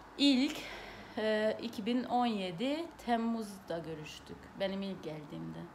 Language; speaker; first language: Turkish; non-native, fluent; Hungarian